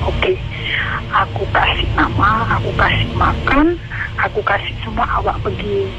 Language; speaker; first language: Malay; non-native, learner; Indonesian